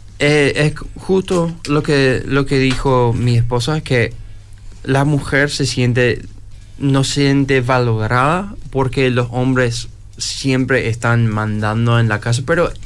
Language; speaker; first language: Spanish; non-native, fluent; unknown